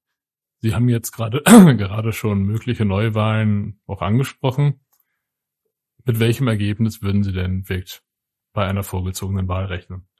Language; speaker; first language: German; native; German